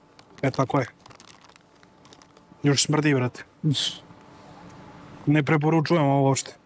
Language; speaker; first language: Bosnian; native; Bosnian